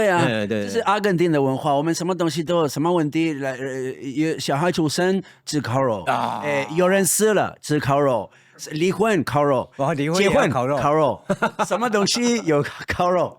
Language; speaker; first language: Chinese; non-native, fluent; Spanish